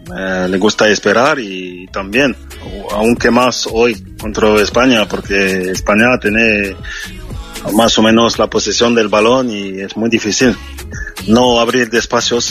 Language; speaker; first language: Spanish; non-native, fluent; French